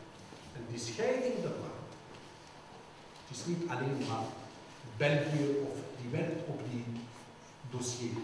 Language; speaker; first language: Dutch; non-native, local second language; French